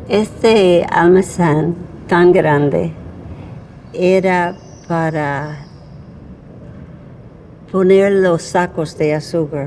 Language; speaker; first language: Spanish; non-native, fluent; English